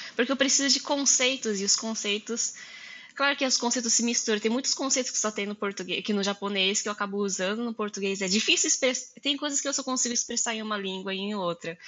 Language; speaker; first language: Portuguese; early bilingual, heritage; Japanese